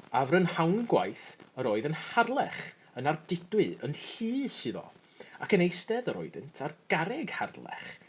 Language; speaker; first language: Welsh; non-native, local second language; English